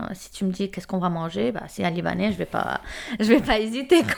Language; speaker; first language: French; non-native, local second language; Arabic